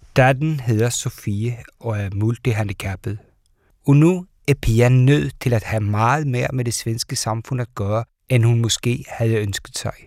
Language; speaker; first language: Danish; early bilingual, heritage; Danish